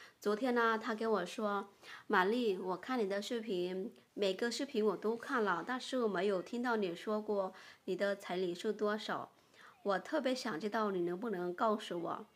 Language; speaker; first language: Chinese; non-native, fluent; Lao